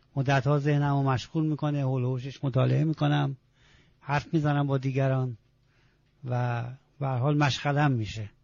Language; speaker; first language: Persian; non-native, local second language; Azerbaijani